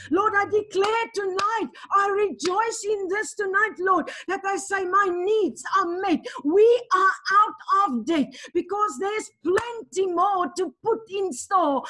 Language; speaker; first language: English; non-native, local second language; Afrikaans